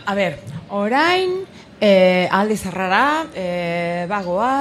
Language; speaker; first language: Basque; non-native, local second language; Spanish